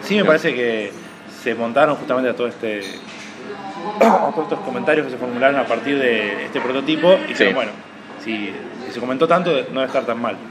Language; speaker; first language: Spanish; native; Spanish